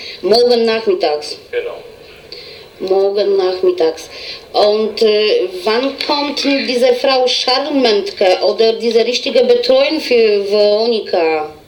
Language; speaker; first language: German; non-native, learner; Polish